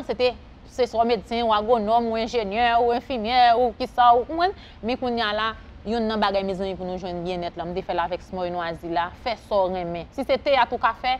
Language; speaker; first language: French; non-native, local second language; Haitian Creole